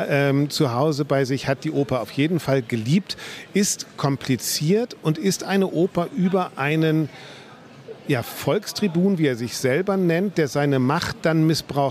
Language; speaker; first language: German; native; German